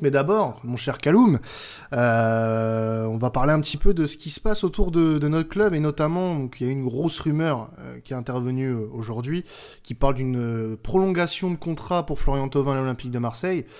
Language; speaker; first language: French; native; French